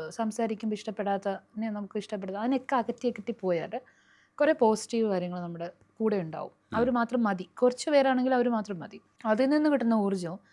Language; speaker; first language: Malayalam; non-native, local second language; Hindi